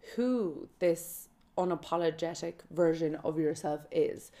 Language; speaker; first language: English; native; English